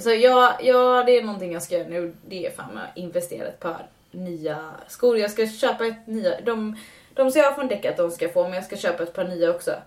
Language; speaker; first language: Swedish; native; Swedish